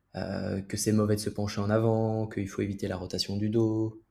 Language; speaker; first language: French; native; French